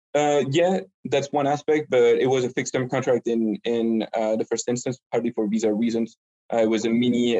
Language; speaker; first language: English; non-native, fluent; French